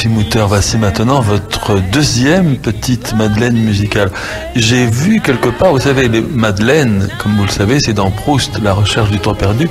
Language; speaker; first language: French; native; French